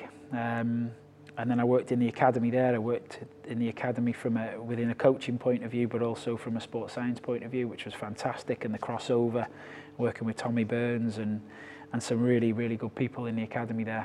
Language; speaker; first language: English; native; English